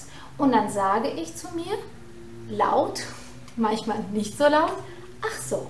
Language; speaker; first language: German; non-native, fluent; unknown